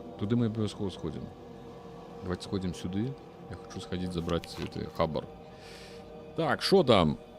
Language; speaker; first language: Belarusian; non-native, local second language; Russian